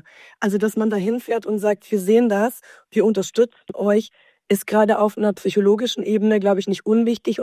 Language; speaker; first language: German; native; German